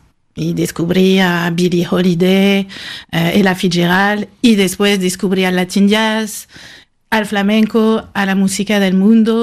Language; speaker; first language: Spanish; non-native, fluent; French